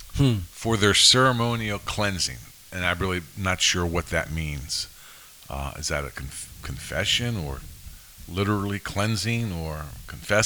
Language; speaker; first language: English; native; English